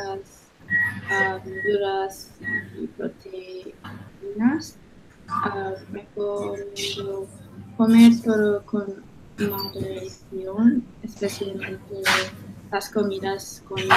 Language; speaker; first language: Spanish; non-native, learner; English